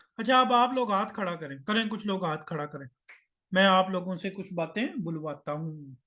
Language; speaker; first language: Urdu; native; Urdu